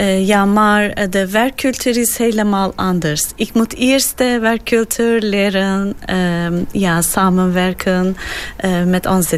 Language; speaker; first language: Dutch; non-native, learner; Turkish